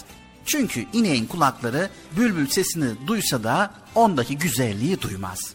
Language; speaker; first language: Turkish; native; Turkish